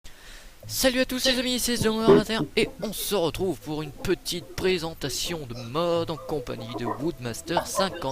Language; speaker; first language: French; native; French